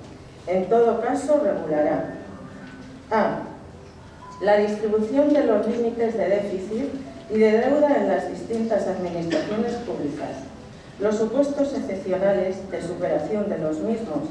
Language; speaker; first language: Spanish; native; Spanish